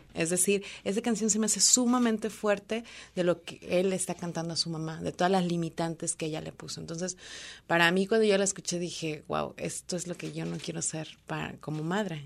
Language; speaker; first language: Spanish; early bilingual, heritage; Spanish